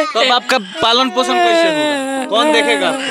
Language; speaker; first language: Hindi; native; Hindi